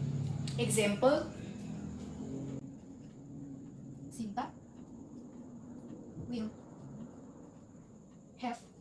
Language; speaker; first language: English; non-native, learner; Indonesian